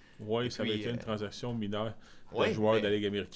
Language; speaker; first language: French; native; French